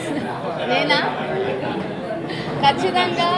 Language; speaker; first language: Telugu; non-native, learner; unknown